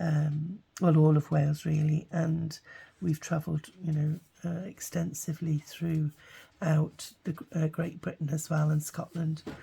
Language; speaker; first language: English; native; English